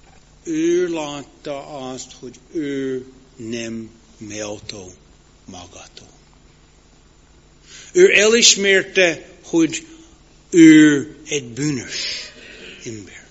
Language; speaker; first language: Hungarian; non-native, fluent; English